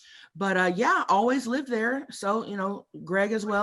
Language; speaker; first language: English; native; English